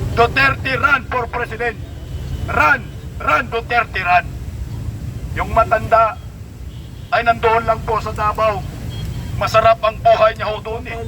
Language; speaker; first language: Filipino; non-native, local second language; Cebuano